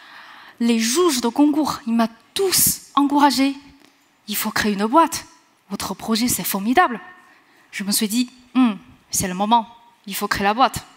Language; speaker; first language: French; non-native, fluent; Chinese